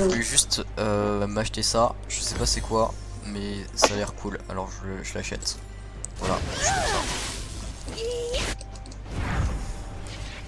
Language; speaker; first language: French; native; French